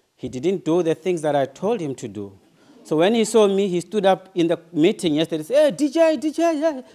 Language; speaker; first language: English; non-native, local second language; Northern Sotho